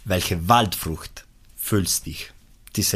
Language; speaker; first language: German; non-native, local second language; Italian